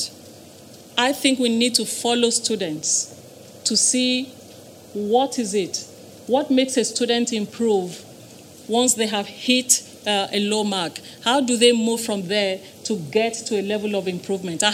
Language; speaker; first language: English; non-native, local second language; Yoruba